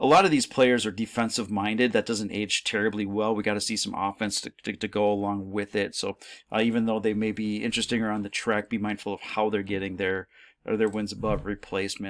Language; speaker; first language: English; native; English